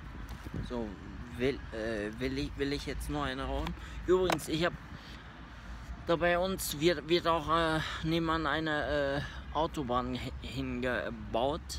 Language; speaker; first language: German; early bilingual, other home language; Turkish